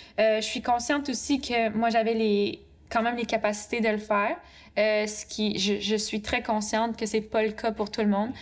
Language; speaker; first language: French; native; French